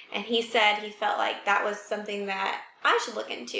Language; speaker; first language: English; native; English